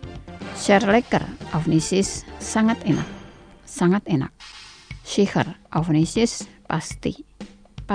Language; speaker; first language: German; non-native, fluent; Indonesian